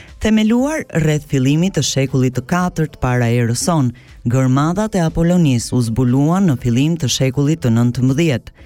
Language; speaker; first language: Albanian; early bilingual, heritage; Albanian